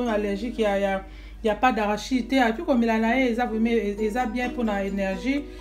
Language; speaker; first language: French; non-native, local second language; Lingala